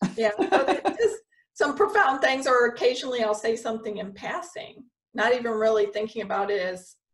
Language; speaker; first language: English; native; English